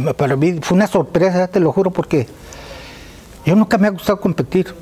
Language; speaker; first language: Spanish; native; Spanish